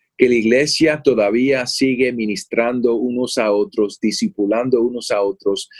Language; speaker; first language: Spanish; early bilingual, heritage; Spanish